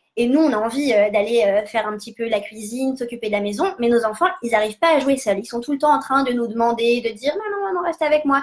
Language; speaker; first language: French; native; French